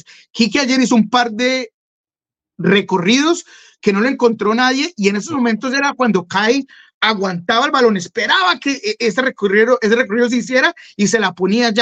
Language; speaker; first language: Spanish; native; Spanish